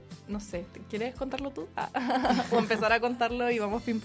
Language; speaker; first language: Spanish; native; Spanish